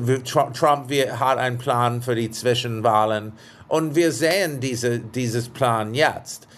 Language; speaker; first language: German; non-native, fluent; English